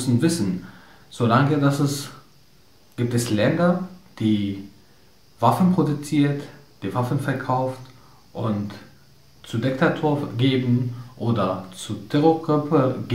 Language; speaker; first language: German; non-native, learner; Arabic